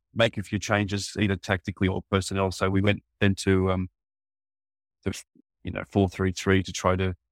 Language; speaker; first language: English; native; English